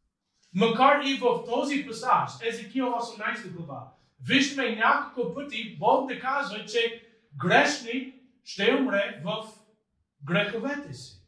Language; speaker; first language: Bulgarian; non-native, fluent; English